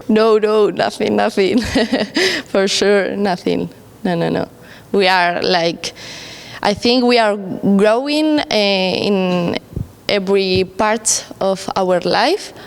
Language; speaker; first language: English; non-native, learner; Spanish